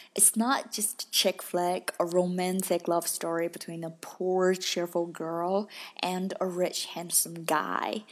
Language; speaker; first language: English; non-native, fluent; Chinese